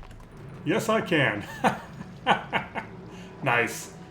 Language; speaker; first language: English; native; English